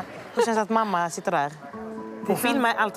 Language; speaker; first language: Swedish; native; Swedish